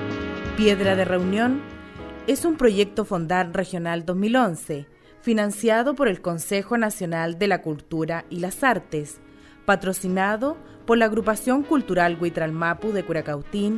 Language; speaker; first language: Spanish; native; Spanish